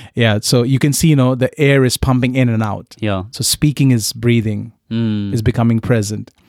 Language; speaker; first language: English; non-native, local second language; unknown